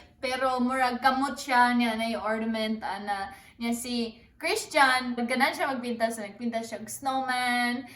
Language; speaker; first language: Cebuano; non-native, local second language; English